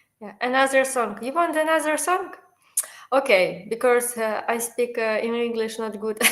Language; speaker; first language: English; non-native, learner; Ukrainian